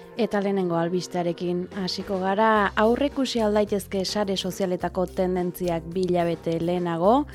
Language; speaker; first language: Basque; native; Basque